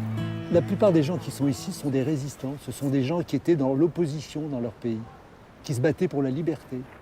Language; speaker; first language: French; native; French